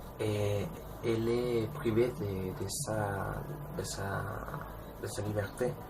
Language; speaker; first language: French; non-native, learner; Spanish